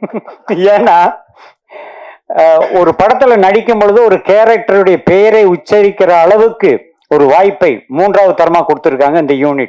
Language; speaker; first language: Tamil; native; Tamil